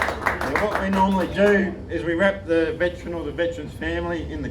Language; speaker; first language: English; native; English